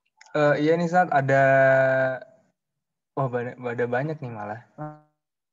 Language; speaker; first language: Indonesian; native; Indonesian